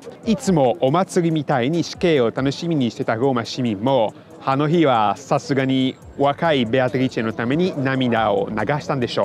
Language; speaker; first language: Japanese; non-native, fluent; Italian